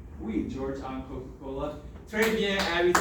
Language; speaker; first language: French; non-native, fluent; English